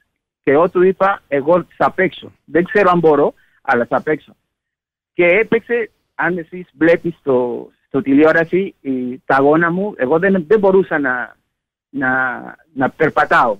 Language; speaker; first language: Greek; non-native, learner; Spanish